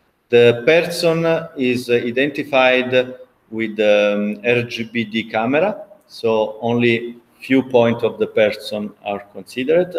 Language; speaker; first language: English; non-native, fluent; Italian